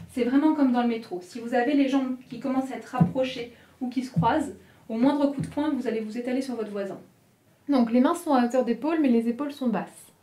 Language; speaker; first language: French; native; French